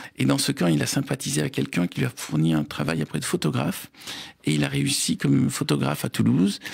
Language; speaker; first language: French; native; French